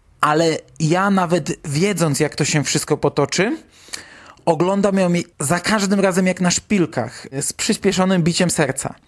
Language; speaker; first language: Polish; native; Polish